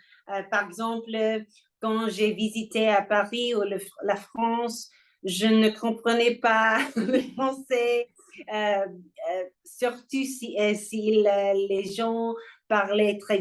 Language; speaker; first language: French; non-native, learner; English